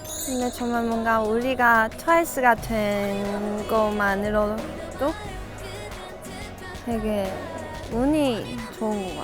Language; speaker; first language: Korean; non-native, fluent; Chinese